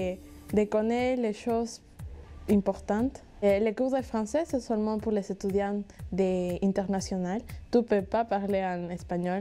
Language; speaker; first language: French; non-native, fluent; Spanish